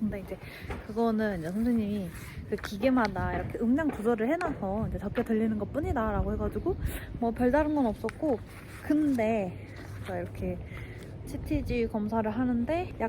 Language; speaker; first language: Korean; native; Korean